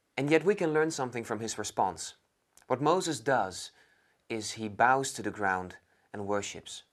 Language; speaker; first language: English; non-native, fluent; Dutch